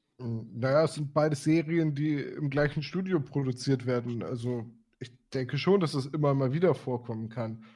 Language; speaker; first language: German; native; German